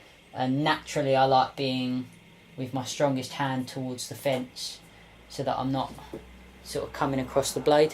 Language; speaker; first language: English; native; English